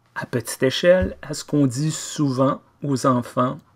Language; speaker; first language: French; native; French